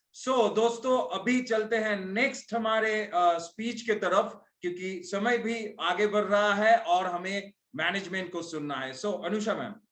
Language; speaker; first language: Hindi; non-native, local second language; Bangla